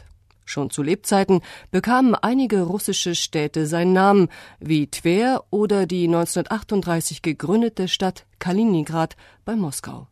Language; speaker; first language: German; native; German